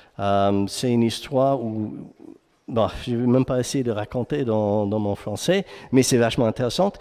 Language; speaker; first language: French; non-native, fluent; English